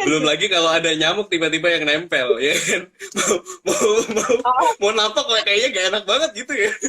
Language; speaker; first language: Indonesian; native; Indonesian